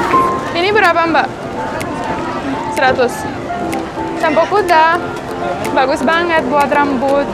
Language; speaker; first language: Indonesian; non-native, fluent; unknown